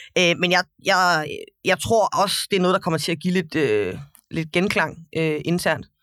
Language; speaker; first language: Danish; native; Danish